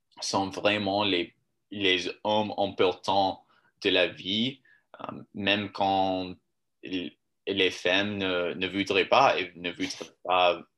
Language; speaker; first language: French; non-native, learner; English